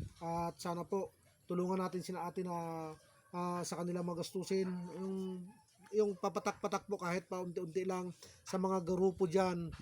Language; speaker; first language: Filipino; native; Filipino